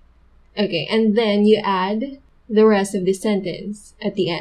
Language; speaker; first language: English; non-native, local second language; Filipino